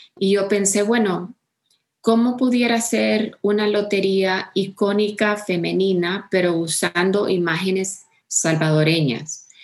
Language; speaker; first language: Spanish; early bilingual, heritage; Spanish